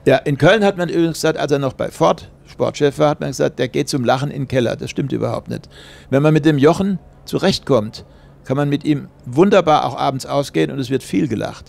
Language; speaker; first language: German; native; German